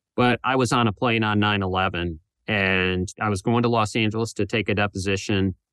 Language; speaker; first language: English; native; English